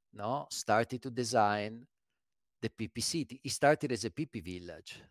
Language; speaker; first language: English; non-native, fluent; Italian